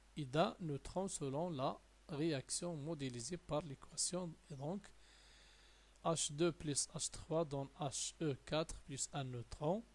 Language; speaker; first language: French; non-native, local second language; Arabic